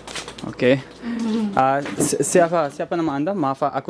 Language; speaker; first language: Indonesian; non-native, learner; English